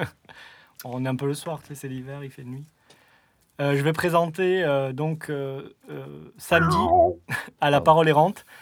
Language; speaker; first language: French; native; French